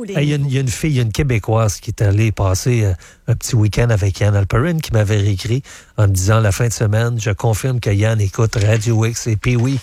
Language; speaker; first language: French; native; French